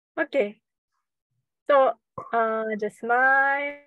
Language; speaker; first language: English; non-native, learner; Japanese